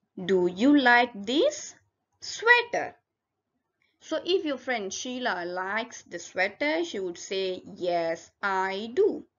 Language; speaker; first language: English; non-native, local second language; Tamil